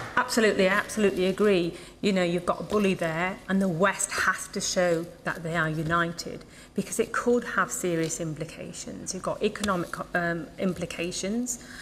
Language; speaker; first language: English; native; English